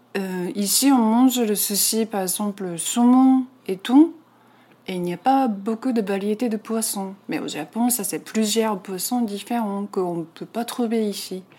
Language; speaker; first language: French; non-native, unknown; Japanese